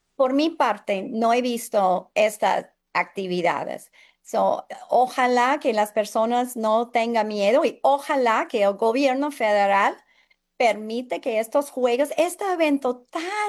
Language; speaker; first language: Spanish; non-native, fluent; English